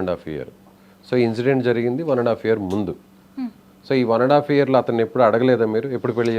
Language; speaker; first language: Telugu; native; Telugu